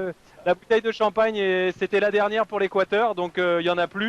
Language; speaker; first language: French; native; French